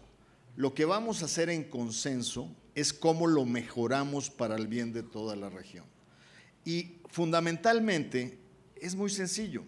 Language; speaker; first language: Spanish; native; Spanish